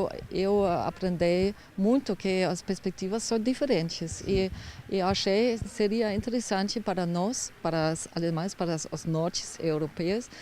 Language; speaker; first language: Portuguese; non-native, fluent; German